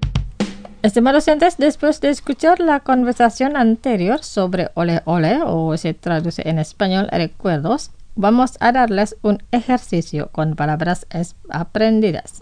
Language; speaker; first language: Spanish; non-native, fluent; Indonesian